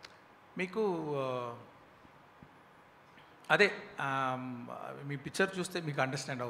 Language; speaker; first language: Telugu; non-native, local second language; Tamil